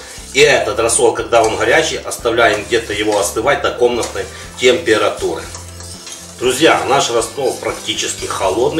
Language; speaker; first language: Russian; non-native, local second language; Ukrainian